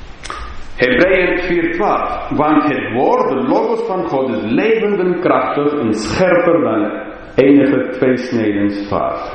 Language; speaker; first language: Dutch; non-native, fluent; English